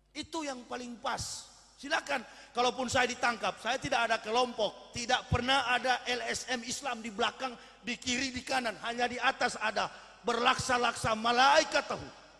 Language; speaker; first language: Indonesian; native; Indonesian